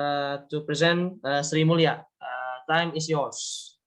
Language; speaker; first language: English; non-native, learner; Indonesian